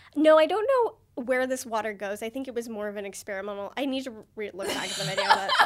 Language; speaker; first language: English; native; English